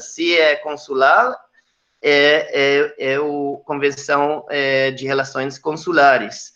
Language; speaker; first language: Portuguese; non-native, fluent; Hebrew